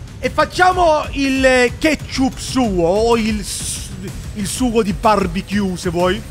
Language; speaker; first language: Italian; non-native, learner; Swedish